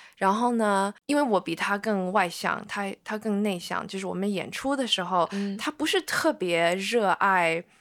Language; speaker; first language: Chinese; early bilingual, heritage; Chinese